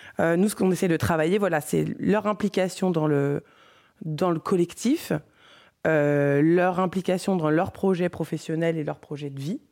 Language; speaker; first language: French; native; French